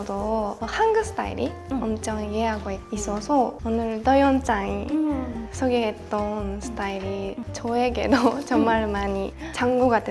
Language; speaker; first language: Korean; non-native, learner; Japanese